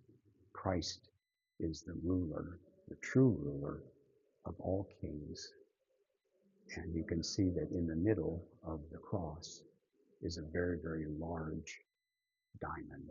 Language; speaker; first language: English; native; English